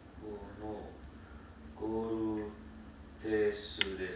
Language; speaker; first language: Japanese; non-native, learner; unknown